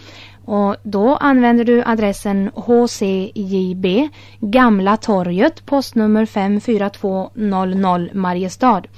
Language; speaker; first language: Swedish; native; Swedish